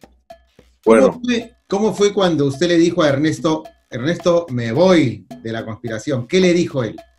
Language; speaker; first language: Spanish; native; Spanish